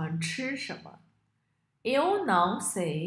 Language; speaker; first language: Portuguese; non-native, fluent; Chinese